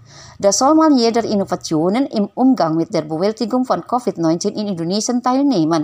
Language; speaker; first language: German; non-native, fluent; Indonesian